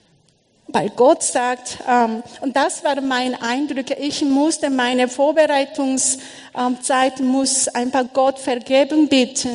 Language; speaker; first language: German; non-native, learner; Korean